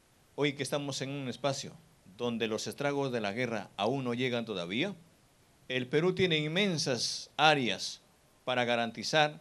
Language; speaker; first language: Spanish; native; Spanish